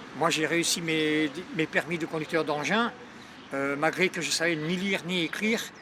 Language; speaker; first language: French; native; French